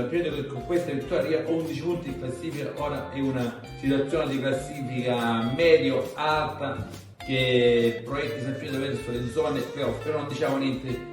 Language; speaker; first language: Italian; native; Italian